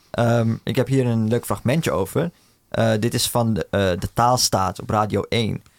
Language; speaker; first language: Dutch; early bilingual, other home language; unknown